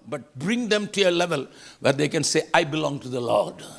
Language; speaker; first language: English; non-native, local second language; Tamil